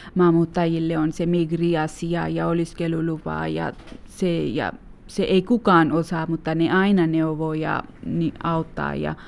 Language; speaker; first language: Finnish; non-native, fluent; Urdu